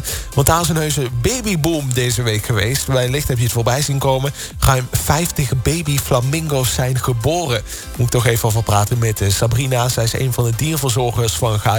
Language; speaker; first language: Dutch; native; Dutch